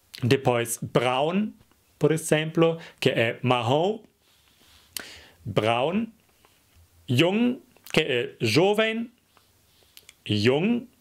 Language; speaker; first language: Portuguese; non-native, fluent; German